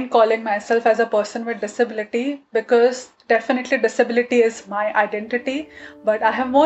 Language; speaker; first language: English; non-native, local second language; Gujarati